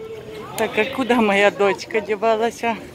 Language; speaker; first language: Russian; native; Russian